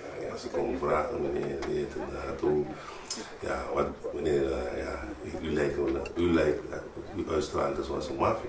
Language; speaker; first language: Dutch; non-native, fluent; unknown